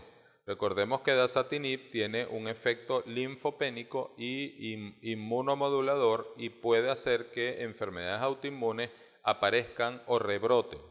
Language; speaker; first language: Spanish; native; Spanish